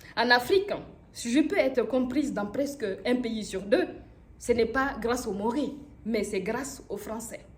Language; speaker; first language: French; non-native, local second language; Mossi